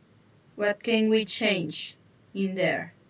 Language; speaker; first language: English; non-native, fluent; Spanish